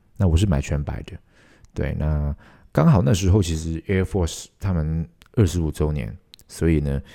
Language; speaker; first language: Chinese; non-native, local second language; Cantonese